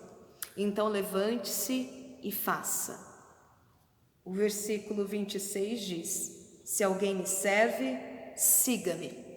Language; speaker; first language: Portuguese; native; Portuguese